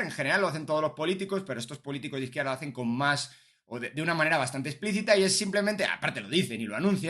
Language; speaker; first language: Spanish; native; Spanish